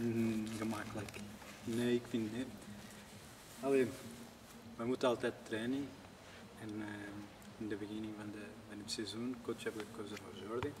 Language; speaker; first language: Dutch; non-native, learner; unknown